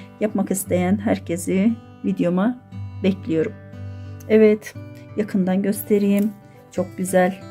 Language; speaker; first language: Turkish; native; Turkish